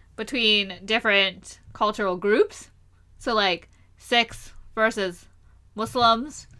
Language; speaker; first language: English; early bilingual, other home language; Hindi